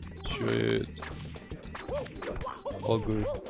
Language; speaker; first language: English; non-native, fluent; Dutch